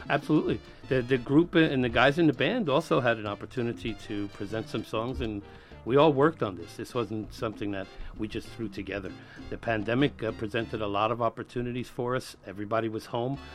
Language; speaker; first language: English; early bilingual, other home language; Spanish